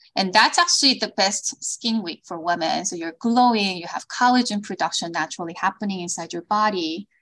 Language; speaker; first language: English; early bilingual, other home language; Korean